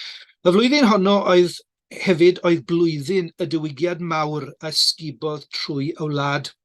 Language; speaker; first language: Welsh; native; Welsh